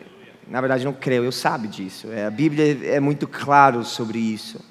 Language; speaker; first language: Portuguese; non-native, fluent; English